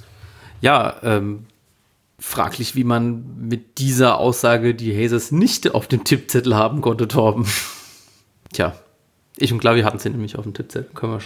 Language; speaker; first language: German; native; German